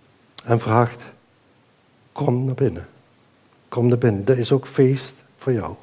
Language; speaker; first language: Dutch; native; Dutch